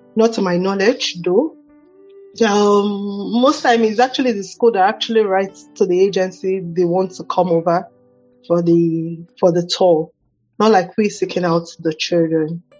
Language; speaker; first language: English; non-native, local second language; Igbo